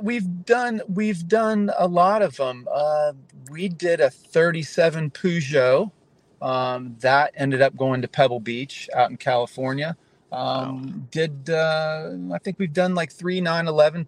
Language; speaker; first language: English; native; English